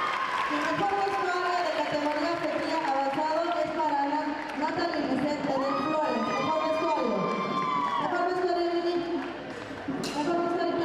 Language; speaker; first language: Spanish; native; Spanish